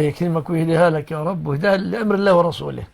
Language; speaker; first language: Arabic; native; Arabic